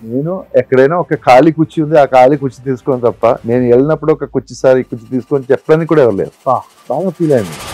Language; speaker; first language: Telugu; non-native, learner; Malayalam